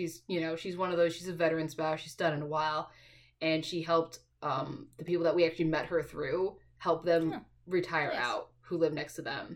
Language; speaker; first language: English; native; English